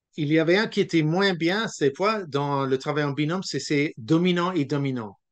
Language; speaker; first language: French; non-native, local second language; English